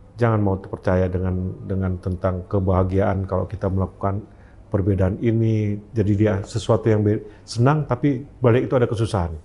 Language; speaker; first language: Indonesian; native; Indonesian